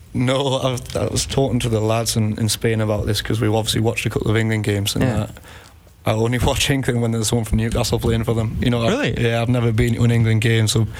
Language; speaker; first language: English; native; English